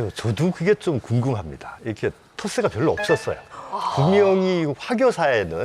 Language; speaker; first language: Korean; native; Korean